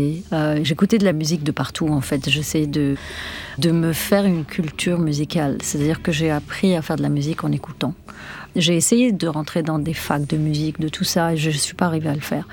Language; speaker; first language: French; non-native, local second language; Arabic